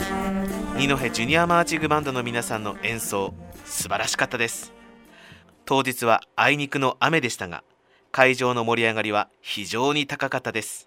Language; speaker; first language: Japanese; native; Japanese